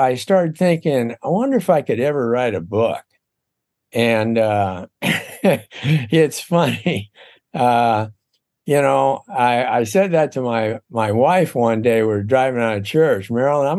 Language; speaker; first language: English; native; English